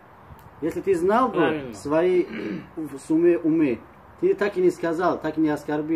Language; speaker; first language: Russian; non-native, learner; Tajik